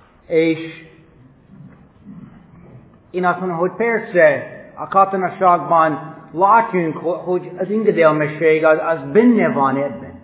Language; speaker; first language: Hungarian; non-native, fluent; English